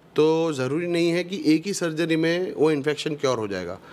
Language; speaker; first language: Hindi; non-native, local second language; Gujarati